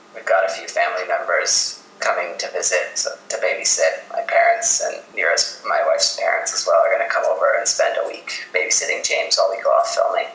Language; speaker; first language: English; native; English